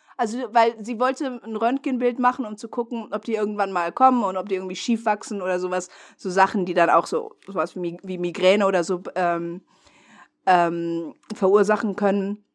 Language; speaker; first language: German; non-native, fluent; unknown